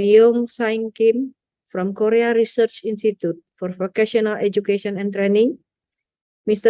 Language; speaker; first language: English; non-native, fluent; Indonesian